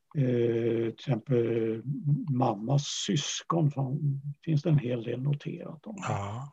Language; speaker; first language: Swedish; early bilingual, other home language; Yiddish